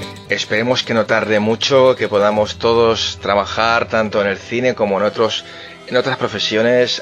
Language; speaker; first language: Spanish; native; Spanish